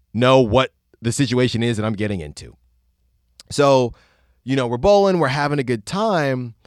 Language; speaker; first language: English; early bilingual, other home language; Spanish